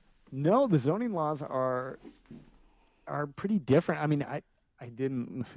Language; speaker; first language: English; native; English